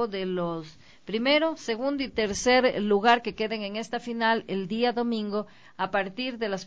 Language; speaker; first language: Spanish; native; Spanish